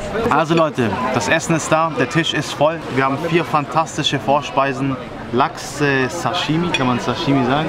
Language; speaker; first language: German; native; German